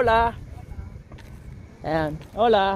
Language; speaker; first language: Spanish; non-native, learner; Filipino